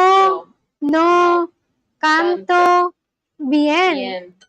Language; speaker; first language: Spanish; non-native, learner; Bangla